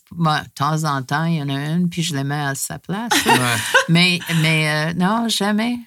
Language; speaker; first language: French; non-native, fluent; English